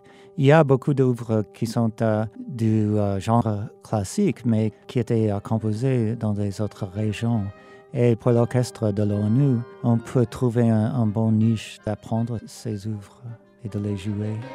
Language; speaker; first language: French; non-native, fluent; English